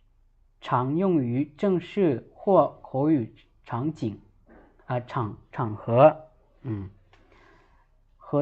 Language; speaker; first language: Chinese; non-native, fluent; Lao